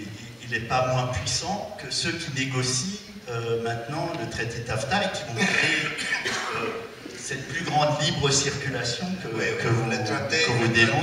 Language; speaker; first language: French; native; French